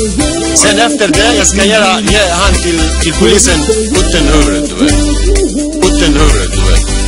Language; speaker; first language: Swedish; non-native, learner; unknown